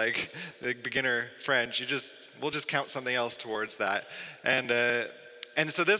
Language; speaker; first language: English; native; English